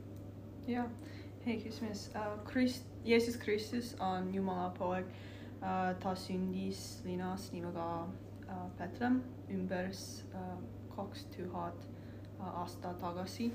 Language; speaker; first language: Estonian; non-native, learner; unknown